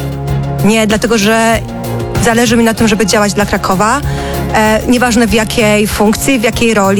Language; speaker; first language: Polish; native; Polish